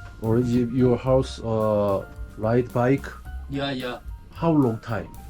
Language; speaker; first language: English; non-native, learner; Korean